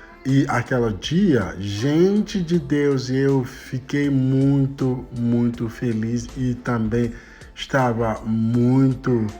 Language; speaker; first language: Portuguese; non-native, fluent; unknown